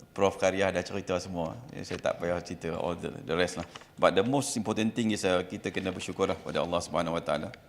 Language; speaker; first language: Malay; native; Malay